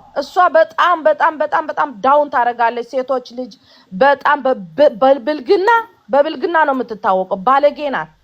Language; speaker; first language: Amharic; non-native, fluent; Tigrinya